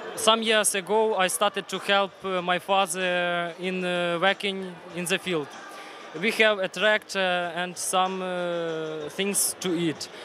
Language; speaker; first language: English; non-native, learner; Ukrainian